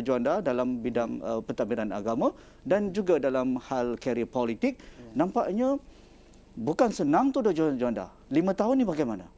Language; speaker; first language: Malay; native; Malay